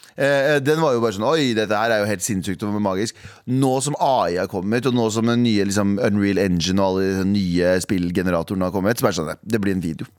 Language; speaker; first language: Norwegian; early bilingual, other home language; Kurdish